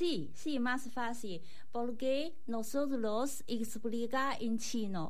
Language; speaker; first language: Spanish; non-native, learner; Chinese